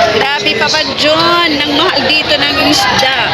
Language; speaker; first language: Filipino; non-native, local second language; Waray